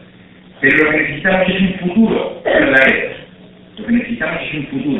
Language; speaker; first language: Spanish; native; Spanish